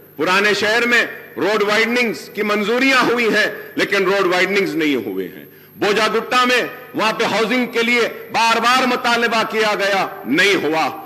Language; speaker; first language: Urdu; native; Urdu